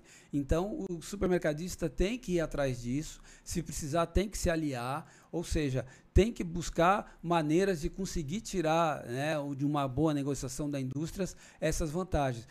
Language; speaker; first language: Portuguese; native; Portuguese